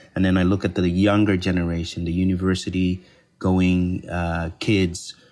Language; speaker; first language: English; non-native, local second language; Bemba